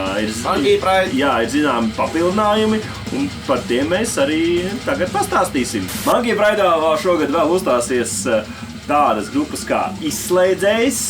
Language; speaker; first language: Latvian; native; Latvian